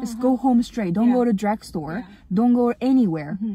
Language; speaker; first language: English; non-native, fluent; Japanese